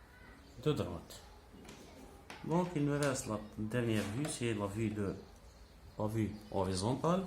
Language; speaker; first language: French; non-native, local second language; Arabic